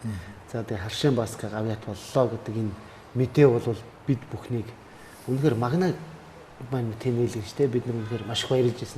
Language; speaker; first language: Mongolian; native; Mongolian